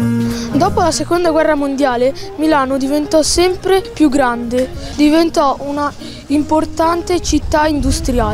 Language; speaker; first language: Italian; native; Italian